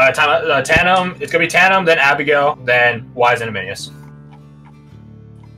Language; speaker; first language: English; native; English